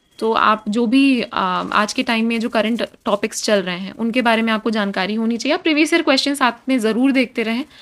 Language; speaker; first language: Hindi; native; Hindi